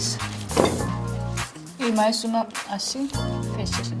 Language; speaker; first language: Portuguese; non-native, learner; Korean